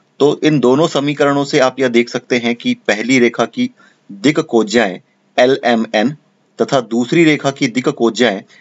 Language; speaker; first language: Hindi; native; Hindi